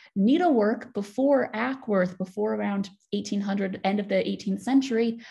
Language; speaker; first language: English; native; English